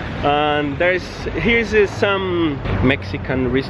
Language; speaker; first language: English; non-native, fluent; Portuguese